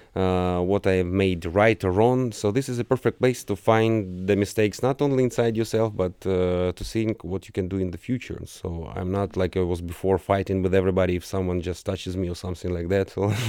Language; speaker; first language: English; non-native, fluent; Russian